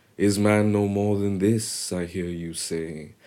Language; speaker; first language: English; non-native, local second language; Bangla